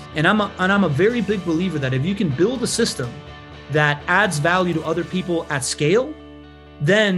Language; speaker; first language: English; early bilingual, other home language; Spanish